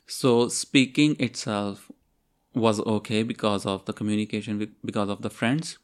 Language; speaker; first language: English; non-native, local second language; Urdu